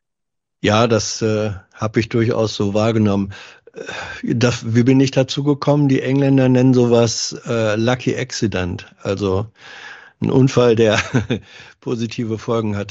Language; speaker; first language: German; native; German